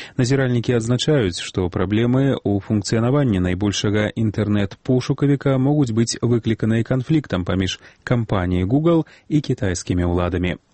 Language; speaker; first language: Belarusian; native; Belarusian